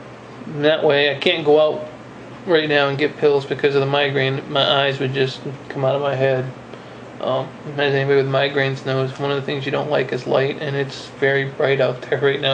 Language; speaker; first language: English; native; English